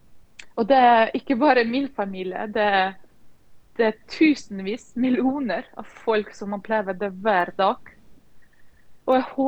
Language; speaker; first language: Norwegian; non-native, fluent; Ukrainian